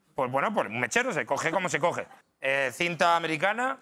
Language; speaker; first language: Spanish; native; Spanish